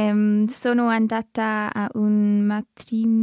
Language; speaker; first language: Italian; non-native, learner; English